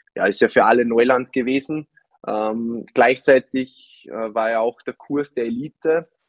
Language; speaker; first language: German; native; German